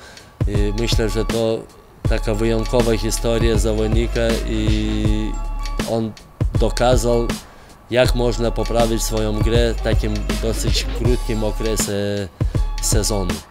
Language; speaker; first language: Polish; non-native, fluent; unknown